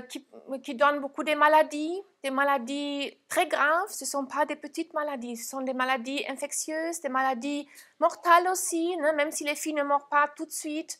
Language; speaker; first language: French; non-native, fluent; German